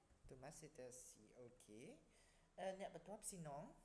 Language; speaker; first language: French; non-native, fluent; Khmer